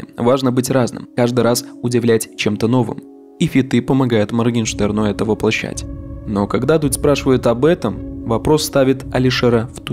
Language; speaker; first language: Russian; native; Russian